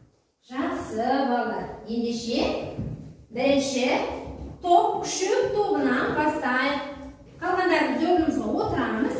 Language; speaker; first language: Kazakh; native; Kazakh